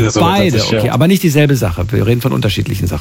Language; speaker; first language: German; native; German